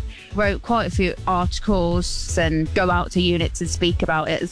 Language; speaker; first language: English; native; English